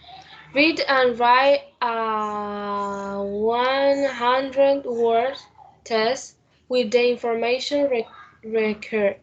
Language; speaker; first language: English; non-native, learner; Spanish